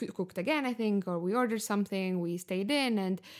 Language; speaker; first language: English; non-native, fluent; Lithuanian